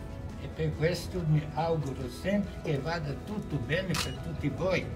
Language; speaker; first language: Italian; non-native, fluent; Spanish